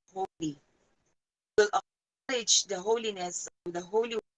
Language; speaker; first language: English; non-native, local second language; Filipino